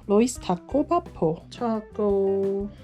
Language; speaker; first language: Spanish; non-native, learner; Korean